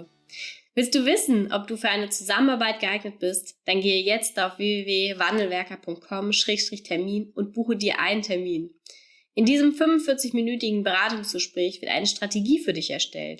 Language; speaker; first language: German; native; German